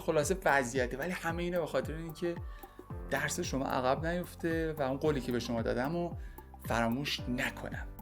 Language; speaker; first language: Persian; native; Persian